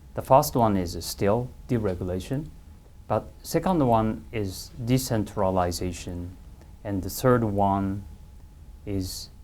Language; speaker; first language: English; non-native, fluent; Japanese